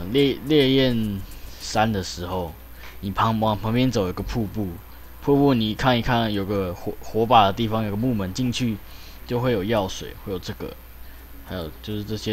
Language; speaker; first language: Chinese; native; Chinese